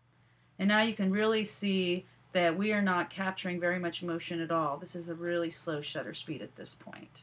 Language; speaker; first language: English; native; English